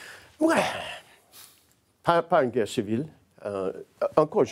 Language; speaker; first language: French; non-native, learner; English